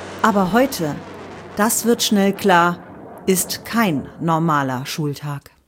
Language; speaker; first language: German; native; German